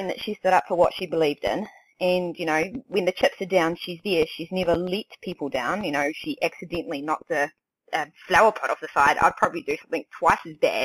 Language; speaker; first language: English; native; English